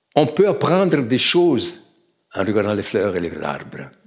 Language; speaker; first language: French; native; French